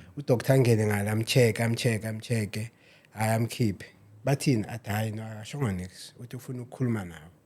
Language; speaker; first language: Zulu; native; Zulu